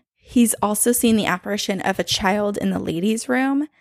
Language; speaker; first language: English; native; English